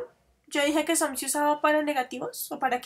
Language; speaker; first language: Spanish; native; Spanish